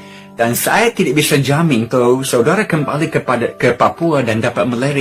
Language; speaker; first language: Indonesian; non-native, fluent; English